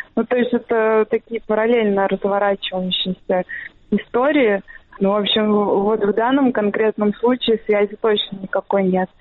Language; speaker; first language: Russian; native; Russian